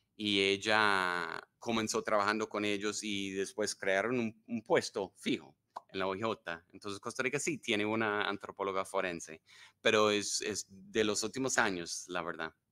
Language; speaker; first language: Spanish; non-native, fluent; English